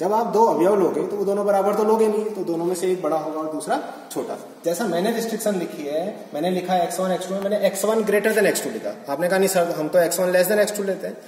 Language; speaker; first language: Hindi; native; Hindi